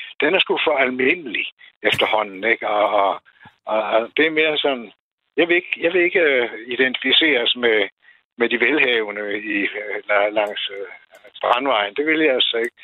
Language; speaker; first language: Danish; non-native, fluent; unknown